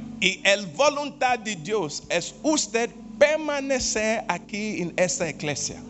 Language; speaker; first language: Portuguese; non-native, learner; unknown